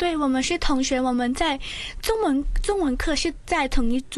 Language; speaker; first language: Chinese; non-native, local second language; Cantonese